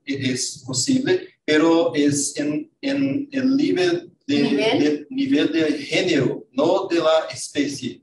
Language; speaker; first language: Spanish; non-native, fluent; Portuguese